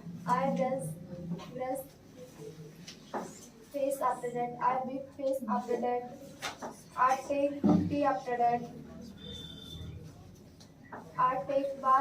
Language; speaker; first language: English; non-native, learner; Hindi